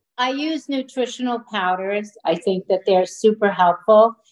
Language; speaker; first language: English; native; English